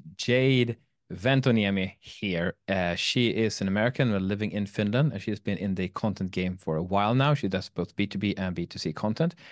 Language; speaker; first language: English; non-native, fluent; Swedish